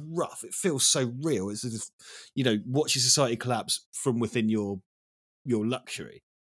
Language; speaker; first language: English; native; English